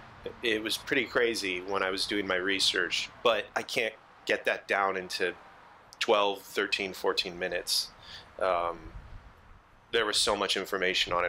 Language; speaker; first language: English; native; English